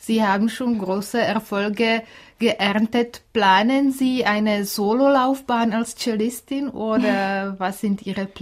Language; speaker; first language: German; non-native, fluent; Czech